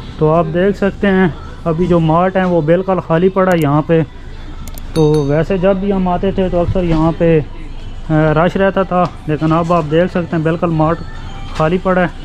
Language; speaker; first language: Urdu; non-native, local second language; Punjabi